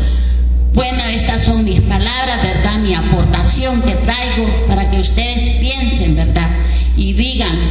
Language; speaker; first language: Spanish; native; Spanish